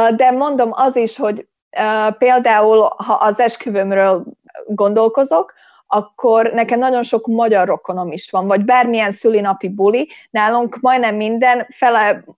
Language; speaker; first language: Hungarian; native; Hungarian